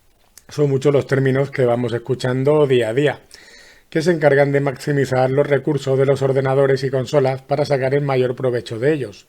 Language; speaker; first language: Spanish; native; Spanish